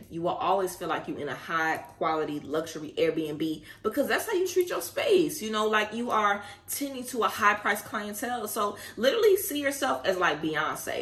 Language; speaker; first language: English; native; English